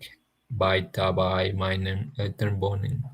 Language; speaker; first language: German; non-native, learner; Spanish